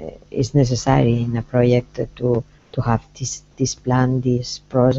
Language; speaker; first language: English; non-native, learner; Spanish